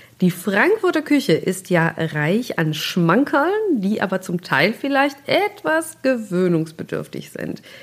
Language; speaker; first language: German; native; German